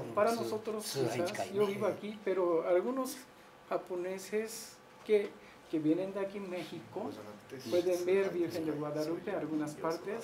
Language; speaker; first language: Spanish; non-native, learner; Japanese